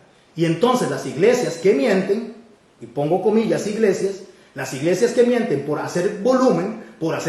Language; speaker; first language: Spanish; native; Spanish